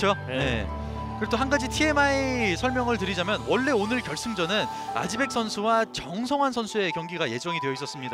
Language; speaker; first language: Korean; native; Korean